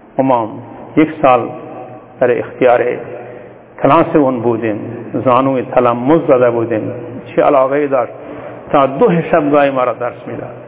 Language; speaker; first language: Persian; non-native, local second language; Turkmen